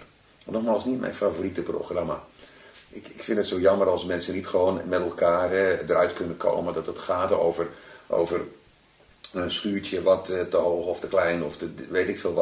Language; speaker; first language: Dutch; native; Dutch